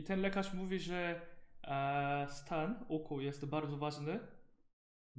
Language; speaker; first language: Polish; non-native, learner; Korean